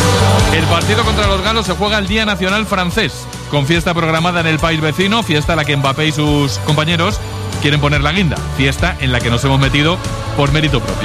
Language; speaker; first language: Spanish; native; Spanish